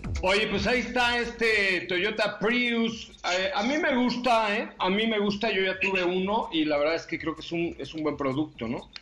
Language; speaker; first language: Spanish; native; Spanish